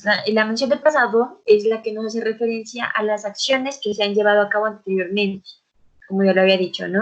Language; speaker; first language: Spanish; native; Spanish